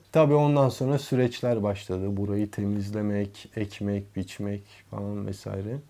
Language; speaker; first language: Turkish; early bilingual, heritage; Turkish